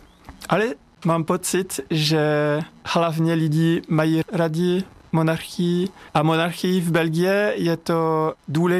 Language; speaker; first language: Czech; non-native, learner; French